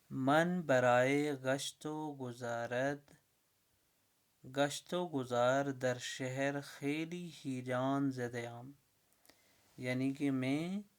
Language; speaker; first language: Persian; non-native, fluent; Urdu